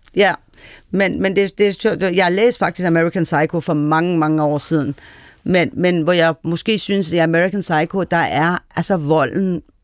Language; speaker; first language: Danish; early bilingual, other home language; Persian